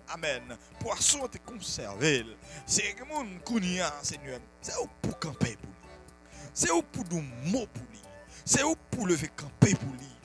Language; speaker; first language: French; non-native, local second language; Haitian Creole